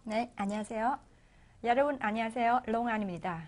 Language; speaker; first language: Korean; non-native, fluent; Vietnamese